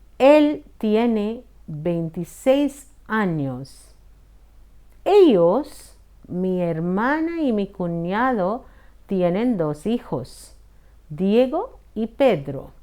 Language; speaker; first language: Spanish; non-native, fluent; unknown